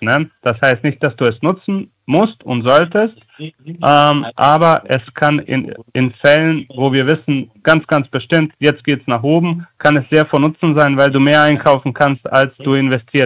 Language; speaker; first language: German; non-native, fluent; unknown